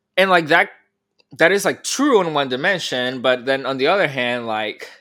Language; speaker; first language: English; early bilingual, other home language; Spanish